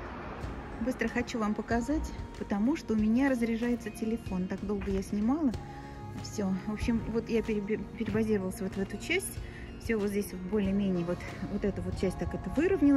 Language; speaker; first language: Russian; native; Russian